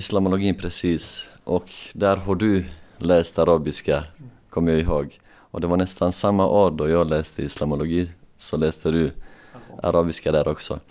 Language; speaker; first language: Swedish; non-native, local second language; Bosnian